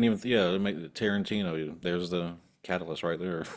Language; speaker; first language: English; native; English